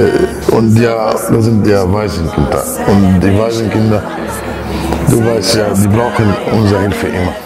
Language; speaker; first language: German; non-native, fluent; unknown